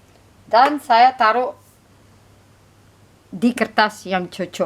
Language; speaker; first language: Indonesian; non-native, fluent; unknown